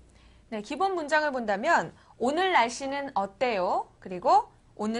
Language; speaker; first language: Korean; native; Korean